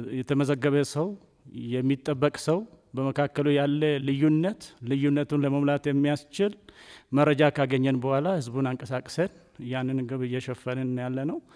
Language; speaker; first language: Amharic; non-native, local second language; Sidamo